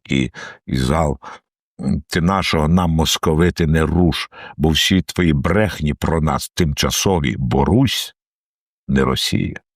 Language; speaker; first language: Ukrainian; native; Ukrainian